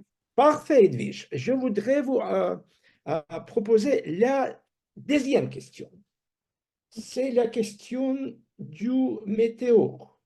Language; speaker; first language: French; non-native, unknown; Russian